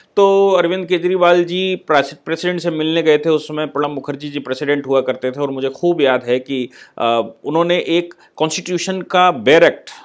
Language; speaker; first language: Hindi; native; Hindi